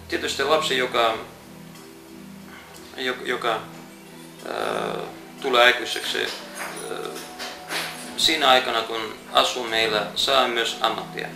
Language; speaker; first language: Finnish; non-native, fluent; Russian